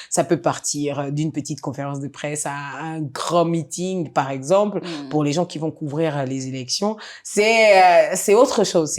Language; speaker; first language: French; native; French